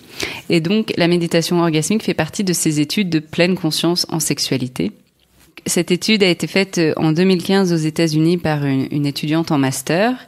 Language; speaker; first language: French; native; French